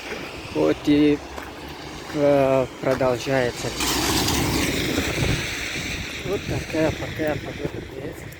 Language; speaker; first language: Russian; non-native, fluent; Tajik